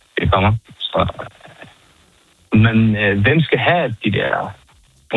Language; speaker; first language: Danish; non-native, local second language; Faroese